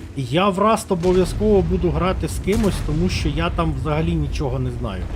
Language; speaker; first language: Ukrainian; non-native, local second language; Russian